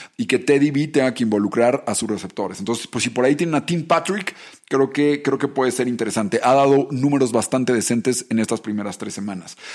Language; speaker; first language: Spanish; native; Spanish